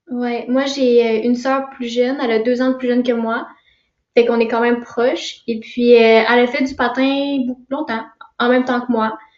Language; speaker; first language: French; native; French